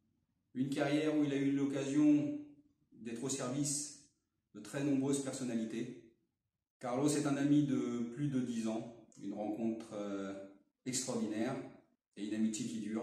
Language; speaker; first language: French; native; French